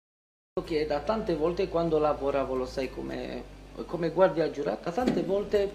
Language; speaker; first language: Italian; non-native, fluent; Romanian